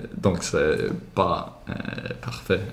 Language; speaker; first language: French; non-native, learner; Swedish